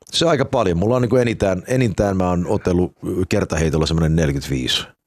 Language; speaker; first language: Finnish; early bilingual, heritage; Finnish